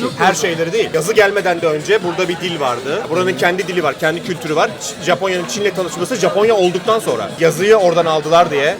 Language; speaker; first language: Turkish; native; Turkish